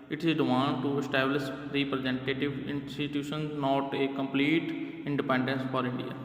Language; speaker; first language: English; non-native, local second language; Punjabi